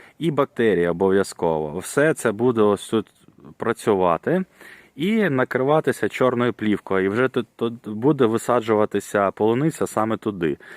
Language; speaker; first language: Ukrainian; non-native, local second language; Russian